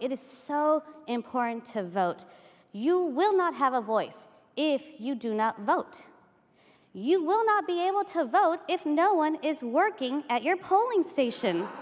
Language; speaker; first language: English; native; English